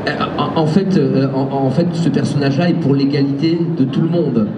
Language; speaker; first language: French; native; French